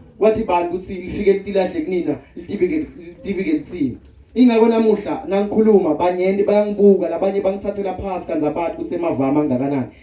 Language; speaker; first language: Zulu; non-native, local second language; Swati